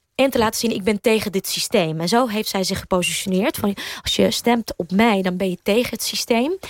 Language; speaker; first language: Dutch; early bilingual, other home language; Russian